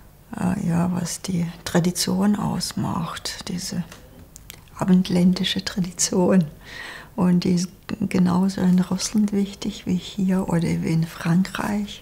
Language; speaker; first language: German; non-native, fluent; Russian